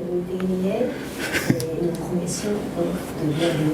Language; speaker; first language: French; non-native, learner; Japanese